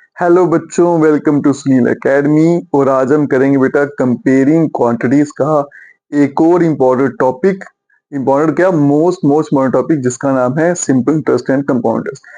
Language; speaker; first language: Hindi; native; Hindi